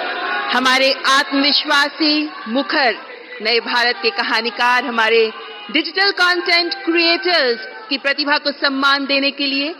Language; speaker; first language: Hindi; native; Hindi